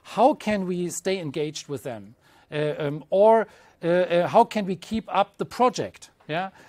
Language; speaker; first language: English; non-native, fluent; German